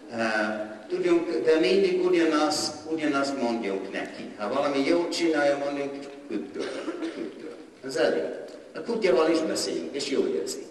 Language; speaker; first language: Hungarian; non-native, learner; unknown